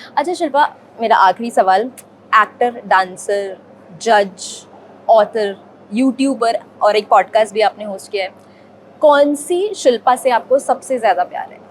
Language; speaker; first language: Hindi; native; Hindi